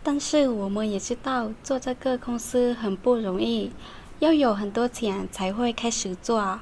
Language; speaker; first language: Chinese; non-native, learner; Lao